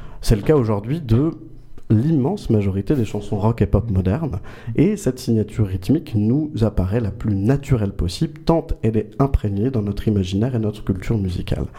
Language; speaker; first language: French; native; French